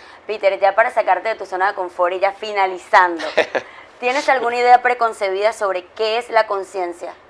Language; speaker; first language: Spanish; native; Spanish